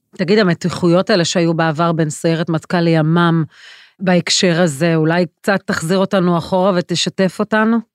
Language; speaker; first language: Hebrew; native; Hebrew